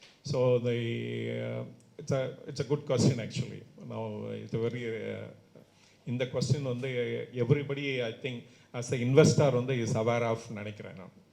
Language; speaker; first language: English; non-native, local second language; Tamil